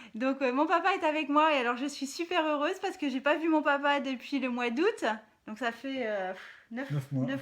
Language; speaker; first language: French; native; French